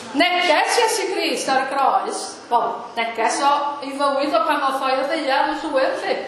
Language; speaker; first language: Welsh; native; Welsh